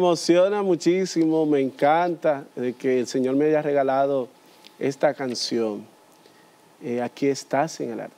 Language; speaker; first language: Spanish; native; Spanish